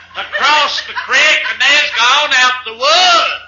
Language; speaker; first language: English; native; English